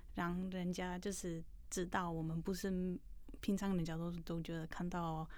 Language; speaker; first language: Chinese; non-native, fluent; Polish